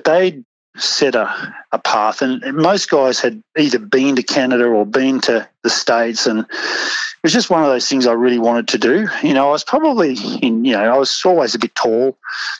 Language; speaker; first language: English; native; English